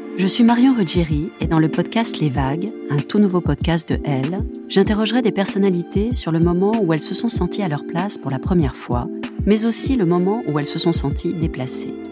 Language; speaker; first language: French; native; French